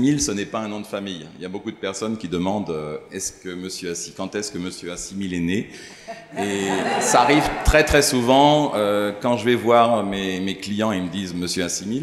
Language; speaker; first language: French; native; French